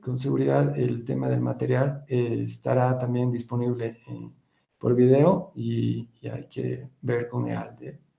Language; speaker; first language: Spanish; native; Spanish